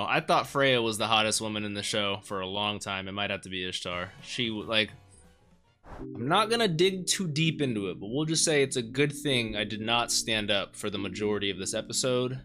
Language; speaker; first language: English; native; English